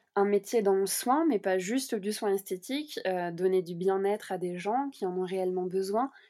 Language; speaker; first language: French; native; French